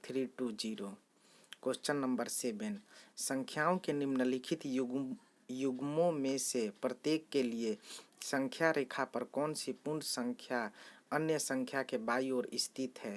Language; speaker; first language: Hindi; native; Hindi